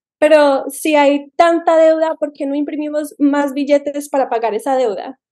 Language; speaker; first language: Spanish; early bilingual, heritage; Spanish